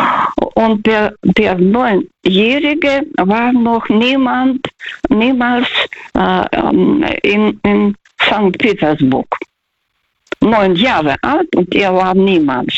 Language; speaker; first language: German; non-native, fluent; Russian